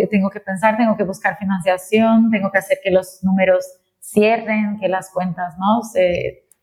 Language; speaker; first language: Spanish; non-native, fluent; Portuguese